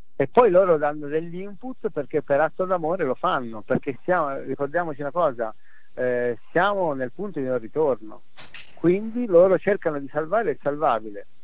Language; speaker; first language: Italian; native; Italian